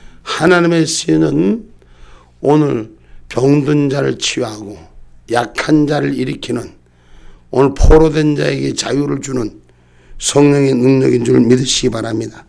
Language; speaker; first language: Korean; native; Korean